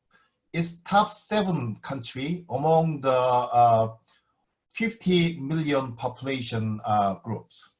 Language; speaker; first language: English; non-native, fluent; Korean